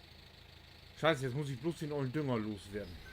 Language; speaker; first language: German; native; German